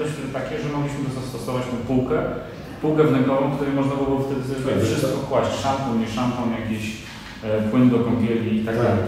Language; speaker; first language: Polish; native; Polish